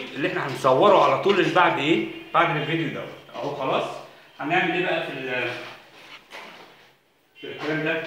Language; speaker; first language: Arabic; native; Arabic